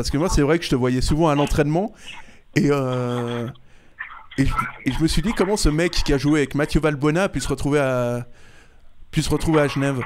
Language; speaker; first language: French; native; French